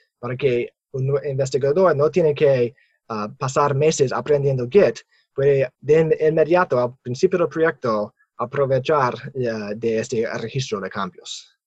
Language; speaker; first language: Spanish; non-native, fluent; English